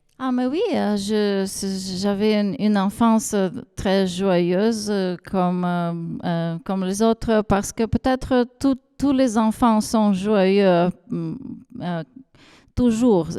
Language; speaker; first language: French; non-native, fluent; Ukrainian